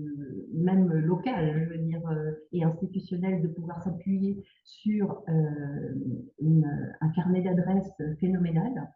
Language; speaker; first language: French; native; French